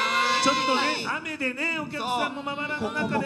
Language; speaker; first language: Japanese; native; Japanese